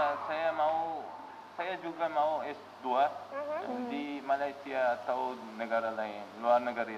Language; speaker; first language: Indonesian; non-native, learner; Uzbek